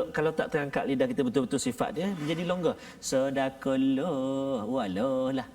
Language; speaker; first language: Malay; native; Malay